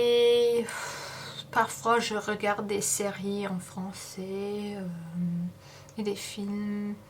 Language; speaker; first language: French; non-native, fluent; English